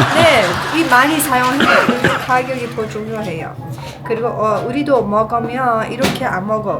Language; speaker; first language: Korean; non-native, learner; Persian